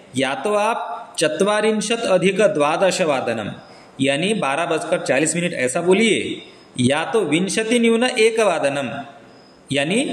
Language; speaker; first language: Hindi; non-native, local second language; Marathi